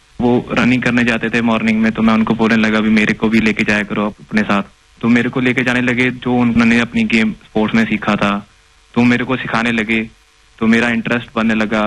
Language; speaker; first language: Hindi; non-native, local second language; Punjabi